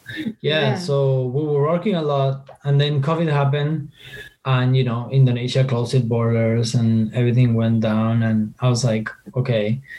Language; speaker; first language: English; non-native, fluent; Spanish